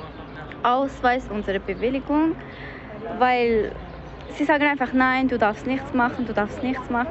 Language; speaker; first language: German; early bilingual, other home language; Persian